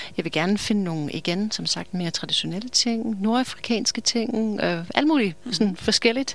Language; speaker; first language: Danish; non-native, fluent; English